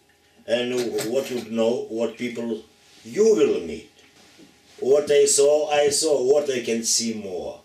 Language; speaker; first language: English; non-native, learner; Lithuanian